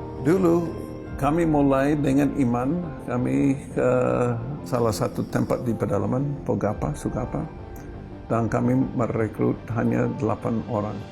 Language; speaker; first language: Indonesian; non-native, fluent; English